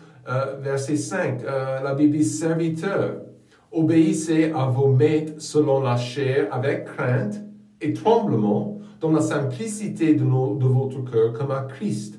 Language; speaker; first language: French; non-native, fluent; English